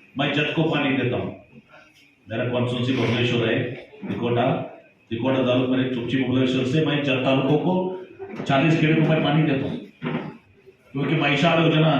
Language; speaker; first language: Hindi; non-native, local second language; Kannada